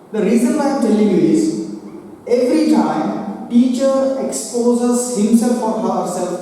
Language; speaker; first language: English; non-native, local second language; Kannada